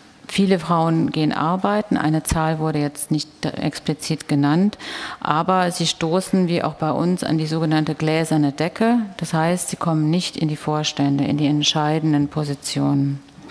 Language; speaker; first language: German; native; German